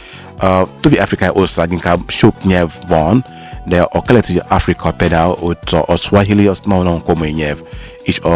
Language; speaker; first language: Hungarian; non-native, learner; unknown